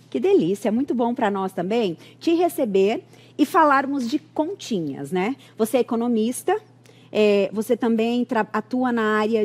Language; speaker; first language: Portuguese; native; Portuguese